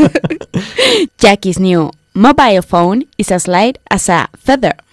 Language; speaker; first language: English; non-native, fluent; Spanish